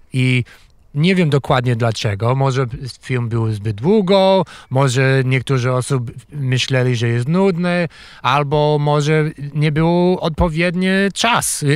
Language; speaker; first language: Polish; non-native, fluent; English